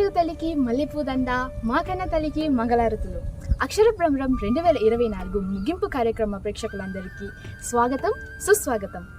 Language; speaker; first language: Telugu; early bilingual, heritage; Telugu